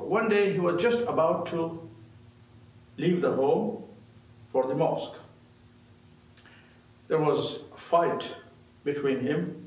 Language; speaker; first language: English; non-native, local second language; Urdu